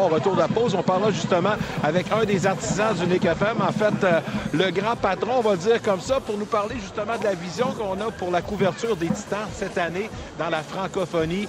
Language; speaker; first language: French; native; French